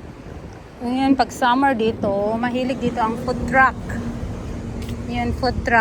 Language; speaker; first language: Filipino; non-native, local second language; Cebuano